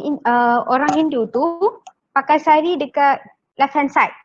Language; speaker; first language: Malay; non-native, local second language; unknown